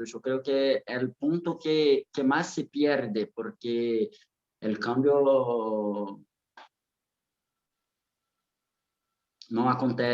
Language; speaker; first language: Spanish; non-native, fluent; Portuguese